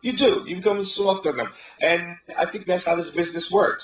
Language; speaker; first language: English; native; English